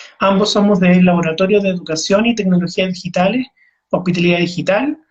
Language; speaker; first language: Spanish; native; Spanish